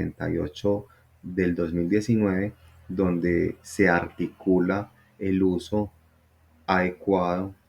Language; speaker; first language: Spanish; native; Spanish